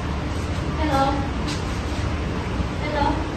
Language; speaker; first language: English; non-native, local second language; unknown